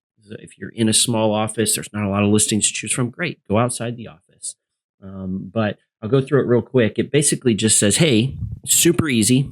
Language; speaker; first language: English; native; English